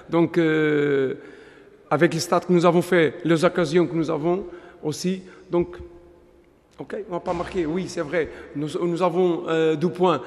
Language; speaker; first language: French; non-native, fluent; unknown